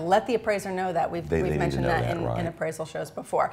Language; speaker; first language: English; native; English